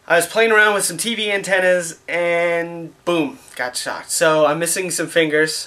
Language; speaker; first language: English; native; English